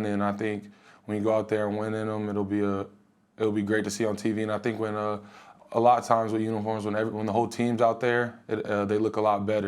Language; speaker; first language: English; native; English